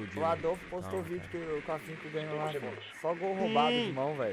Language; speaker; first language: Portuguese; native; Portuguese